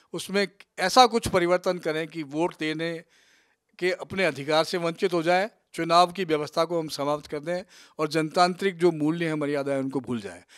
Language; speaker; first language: Hindi; native; Hindi